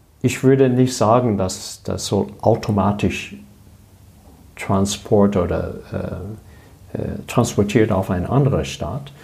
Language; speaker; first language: German; non-native, learner; English